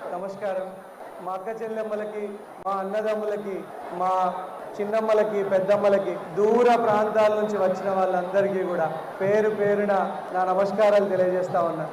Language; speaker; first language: Telugu; native; Telugu